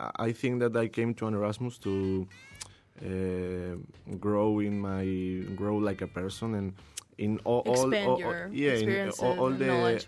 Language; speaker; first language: English; non-native, learner; Spanish